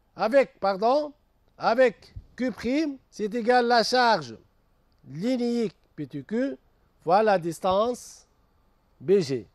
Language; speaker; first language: French; non-native, local second language; Arabic